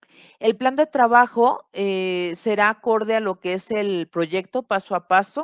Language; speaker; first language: Spanish; native; Spanish